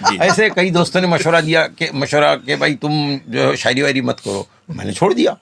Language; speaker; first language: Hindi; non-native, local second language; Konkani